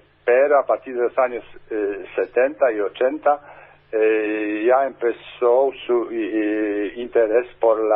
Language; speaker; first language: Spanish; non-native, fluent; Polish